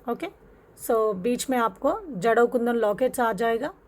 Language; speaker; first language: Hindi; non-native, local second language; Telugu